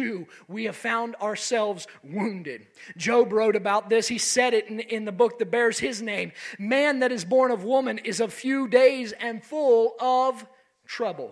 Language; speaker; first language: English; native; English